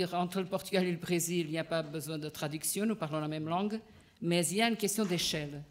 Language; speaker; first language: French; non-native, fluent; Portuguese